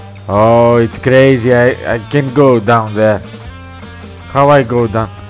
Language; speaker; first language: English; non-native, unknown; Greek